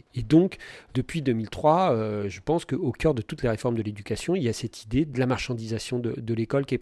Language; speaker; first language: French; native; French